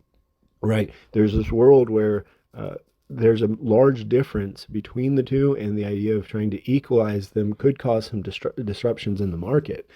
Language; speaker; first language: English; native; English